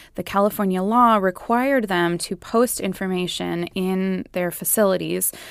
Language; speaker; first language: English; native; English